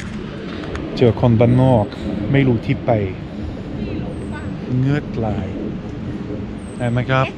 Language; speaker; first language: Thai; non-native, learner; Swiss German